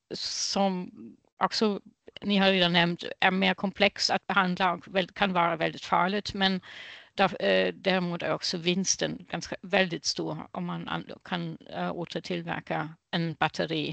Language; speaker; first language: Swedish; non-native, fluent; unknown